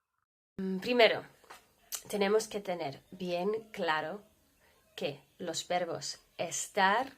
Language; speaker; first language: Spanish; non-native, fluent; English